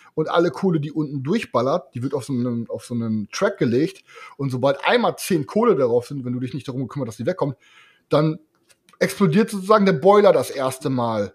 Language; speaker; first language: German; native; German